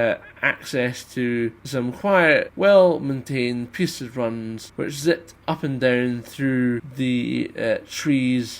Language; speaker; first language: English; native; English